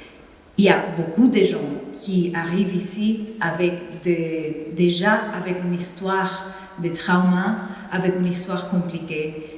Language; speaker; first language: French; non-native, fluent; Spanish